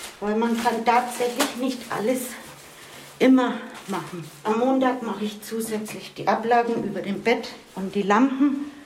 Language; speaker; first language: German; native; German